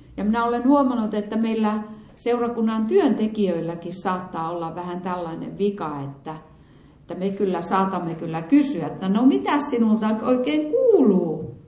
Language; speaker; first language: Finnish; native; Finnish